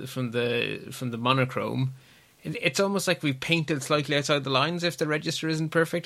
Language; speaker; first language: English; native; English